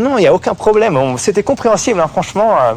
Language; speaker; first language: French; native; French